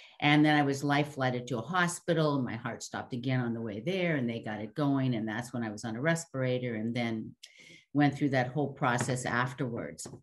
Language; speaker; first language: English; native; English